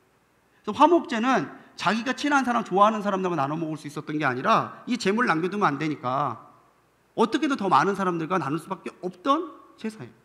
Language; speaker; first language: Korean; native; Korean